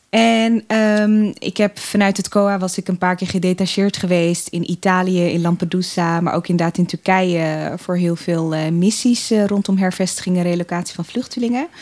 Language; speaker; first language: Dutch; early bilingual, other home language; Tigrinya